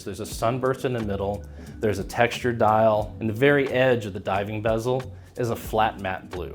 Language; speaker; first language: English; native; English